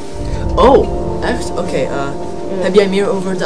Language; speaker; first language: Dutch; non-native, learner; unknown